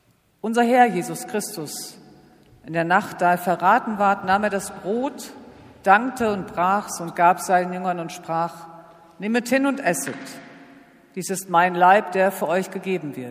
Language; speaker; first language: German; native; German